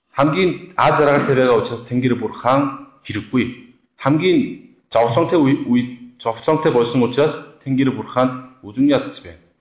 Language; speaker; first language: Mongolian; non-native, fluent; Korean